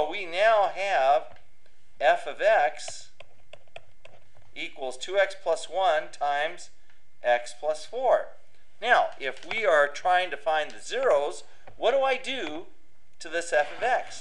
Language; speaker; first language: English; native; English